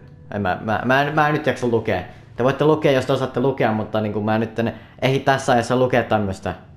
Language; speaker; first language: Finnish; native; Finnish